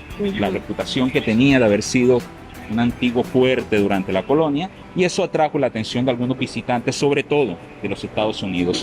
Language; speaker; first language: Spanish; native; Spanish